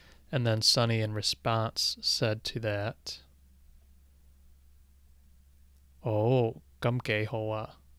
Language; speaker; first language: English; native; English